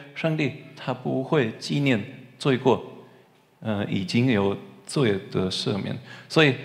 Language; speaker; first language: Chinese; non-native, fluent; German